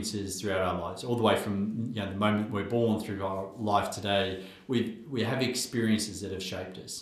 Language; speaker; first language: English; native; English